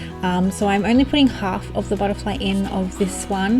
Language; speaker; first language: English; native; English